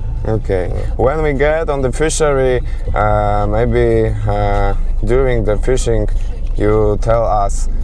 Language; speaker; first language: English; non-native, learner; Polish